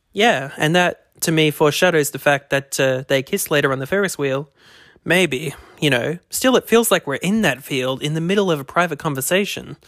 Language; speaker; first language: English; native; English